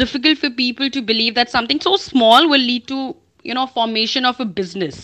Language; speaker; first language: English; non-native, local second language; Hindi